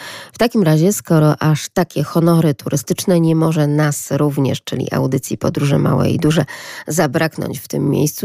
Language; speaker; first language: Polish; native; Polish